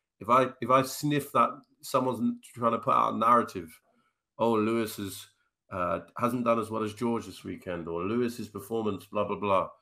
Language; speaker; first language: English; native; English